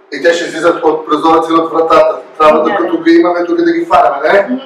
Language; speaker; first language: Bulgarian; early bilingual, other home language; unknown